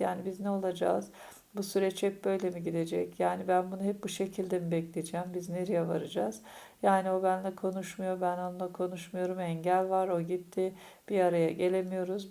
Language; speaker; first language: Turkish; native; Turkish